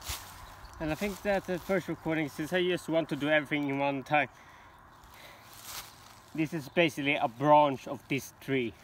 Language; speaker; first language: English; non-native, fluent; Swedish